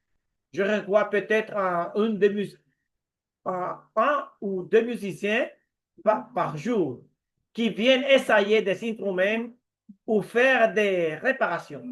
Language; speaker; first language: French; non-native, learner; Spanish